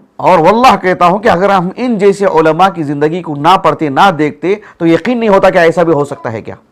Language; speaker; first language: Urdu; native; Urdu